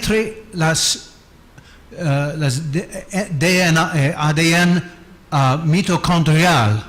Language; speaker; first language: Spanish; non-native, learner; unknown